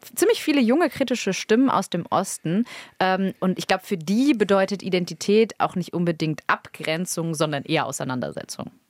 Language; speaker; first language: German; native; German